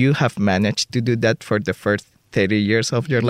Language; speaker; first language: English; non-native, fluent; Spanish